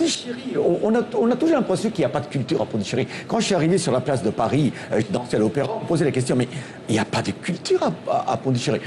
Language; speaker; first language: French; non-native, local second language; Tamil